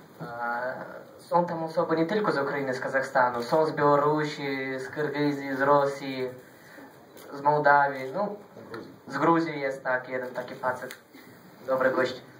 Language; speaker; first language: Polish; non-native, fluent; Russian